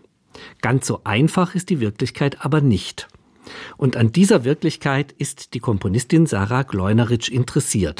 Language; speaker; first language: German; native; German